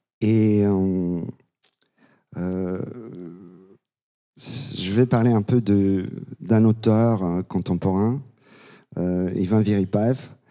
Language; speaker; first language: French; non-native, fluent; Bulgarian